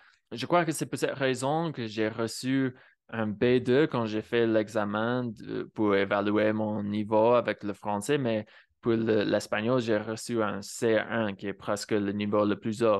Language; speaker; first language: French; non-native, fluent; English